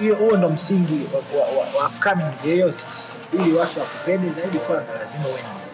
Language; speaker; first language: Swahili; native; Swahili